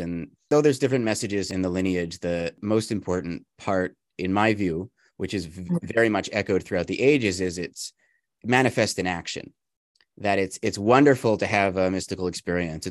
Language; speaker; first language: English; native; English